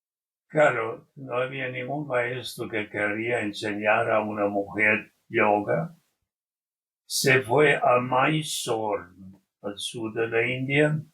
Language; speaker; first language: Spanish; non-native, fluent; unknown